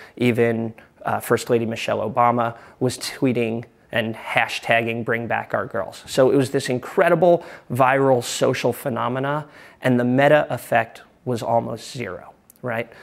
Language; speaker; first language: English; native; English